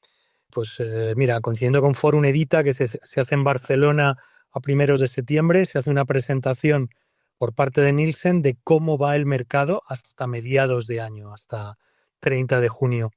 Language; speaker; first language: Spanish; native; Spanish